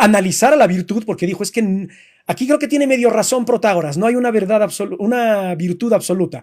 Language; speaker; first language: Spanish; native; Spanish